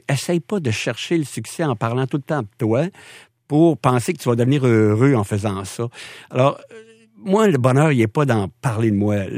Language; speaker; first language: French; native; French